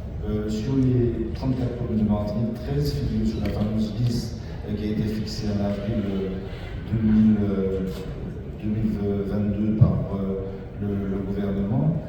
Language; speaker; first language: French; native; French